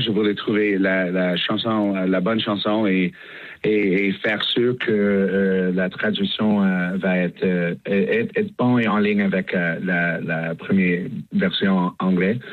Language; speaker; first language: French; non-native, learner; English